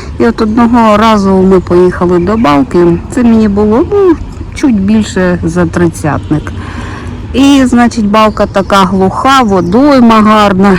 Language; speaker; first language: Ukrainian; non-native, local second language; Russian